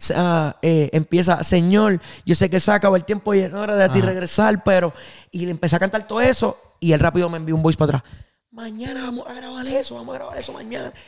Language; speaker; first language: Spanish; native; Spanish